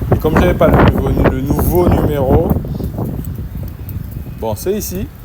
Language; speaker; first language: French; native; French